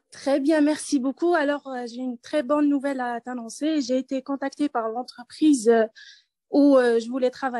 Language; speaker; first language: French; non-native, learner; Arabic